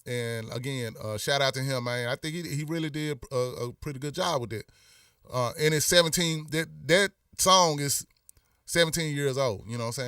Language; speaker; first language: English; native; English